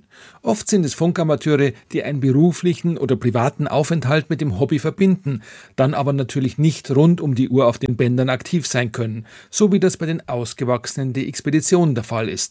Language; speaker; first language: German; native; German